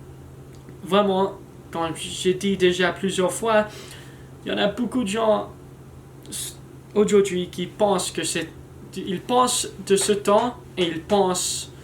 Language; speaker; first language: French; non-native, learner; English